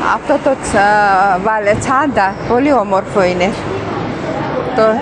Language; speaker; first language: Greek; non-native, learner; Armenian